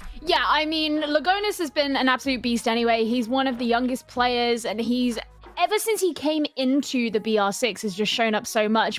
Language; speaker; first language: English; native; English